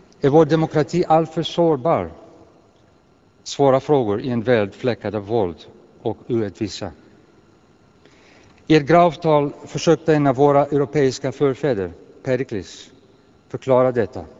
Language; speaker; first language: Swedish; non-native, fluent; Greek